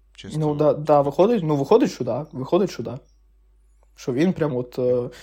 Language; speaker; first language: Ukrainian; non-native, local second language; Russian